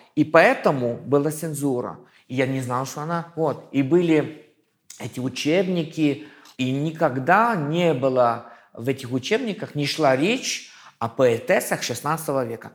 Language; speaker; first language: Russian; non-native, fluent; French